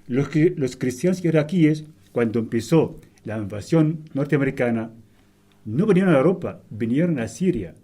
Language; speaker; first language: Spanish; non-native, fluent; Arabic